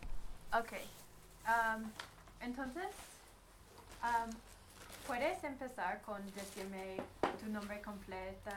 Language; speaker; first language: Spanish; non-native, learner; English